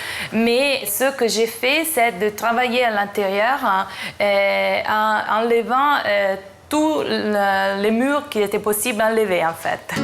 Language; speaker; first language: French; non-native, fluent; Italian